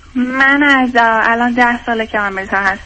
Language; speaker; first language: Persian; native; Persian